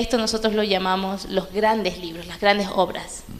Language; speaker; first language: Spanish; native; Spanish